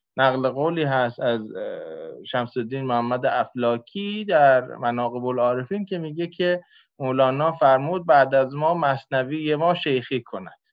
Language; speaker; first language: Persian; native; Persian